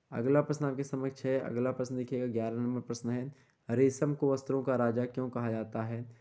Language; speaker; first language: Hindi; native; Hindi